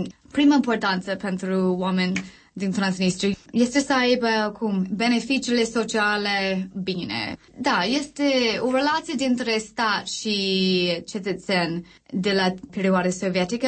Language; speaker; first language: Romanian; non-native, learner; English